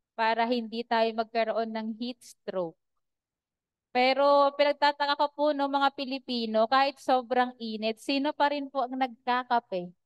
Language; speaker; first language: Filipino; non-native, local second language; Bikol